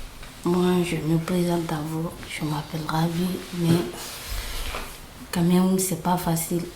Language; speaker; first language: French; non-native, learner; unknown